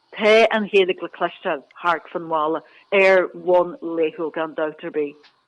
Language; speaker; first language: Irish; non-native, local second language; English